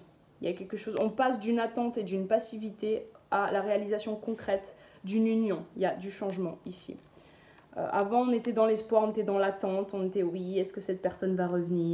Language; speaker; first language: French; native; French